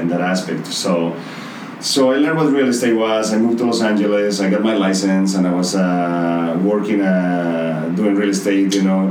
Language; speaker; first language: English; non-native, fluent; Spanish